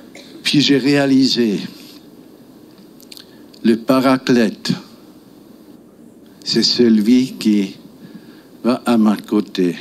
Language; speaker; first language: French; non-native, local second language; German